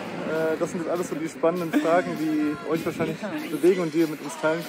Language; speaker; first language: German; native; German